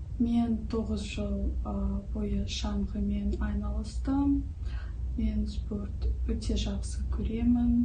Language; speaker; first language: Kazakh; non-native, local second language; Russian